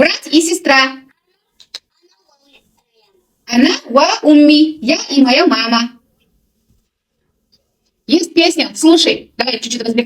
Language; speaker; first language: Russian; non-native, local second language; Kazakh